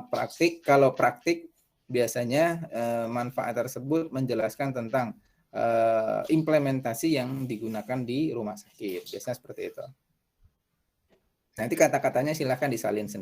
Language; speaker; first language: Indonesian; native; Indonesian